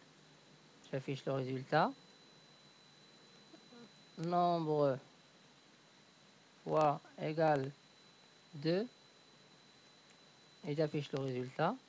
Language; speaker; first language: French; native; French